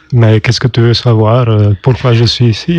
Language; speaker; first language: French; non-native, local second language; German